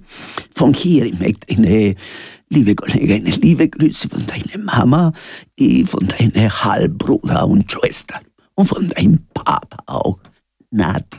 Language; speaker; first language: German; non-native, fluent; Spanish